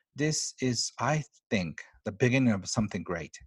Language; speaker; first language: English; non-native, fluent; Japanese